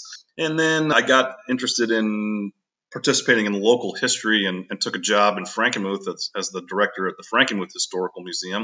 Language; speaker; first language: English; native; English